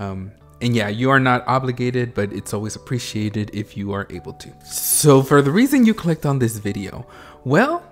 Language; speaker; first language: English; native; English